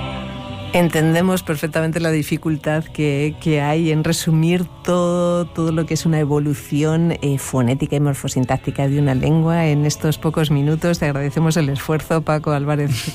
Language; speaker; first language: Spanish; native; Spanish